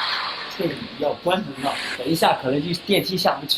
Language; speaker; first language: Chinese; native; Chinese